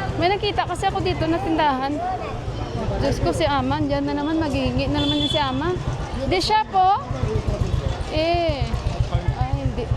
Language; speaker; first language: Filipino; native; Filipino